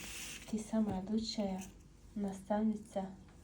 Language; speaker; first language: Russian; non-native, local second language; Tajik